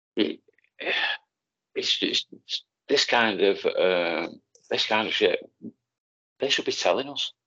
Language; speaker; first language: English; native; English